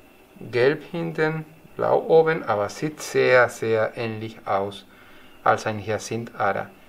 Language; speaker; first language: German; non-native, learner; Spanish